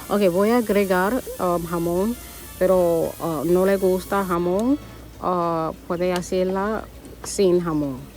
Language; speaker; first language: Spanish; early bilingual, heritage; Spanish